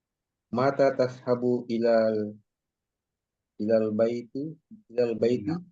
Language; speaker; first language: Arabic; non-native, learner; Indonesian